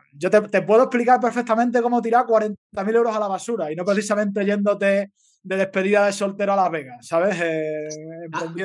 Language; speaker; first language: Spanish; native; Spanish